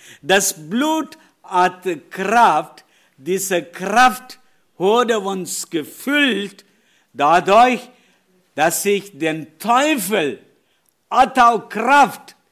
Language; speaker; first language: German; non-native, learner; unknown